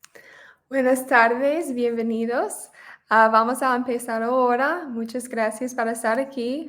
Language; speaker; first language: Spanish; non-native, fluent; English